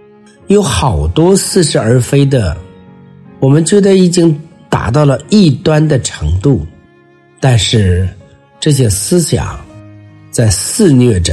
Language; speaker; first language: Chinese; native; Chinese